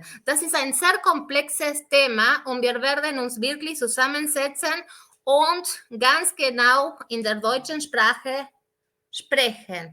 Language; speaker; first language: German; non-native, fluent; Spanish